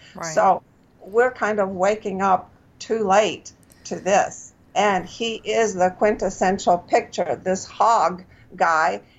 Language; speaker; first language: English; non-native, fluent; Romanian